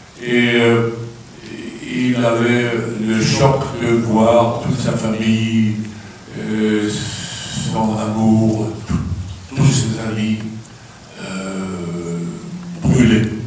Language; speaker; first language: French; non-native, fluent; Swedish